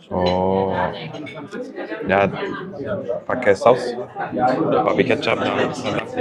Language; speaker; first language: Indonesian; non-native, learner; German